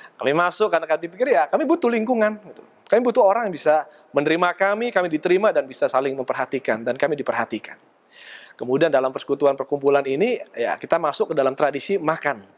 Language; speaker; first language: Indonesian; native; Indonesian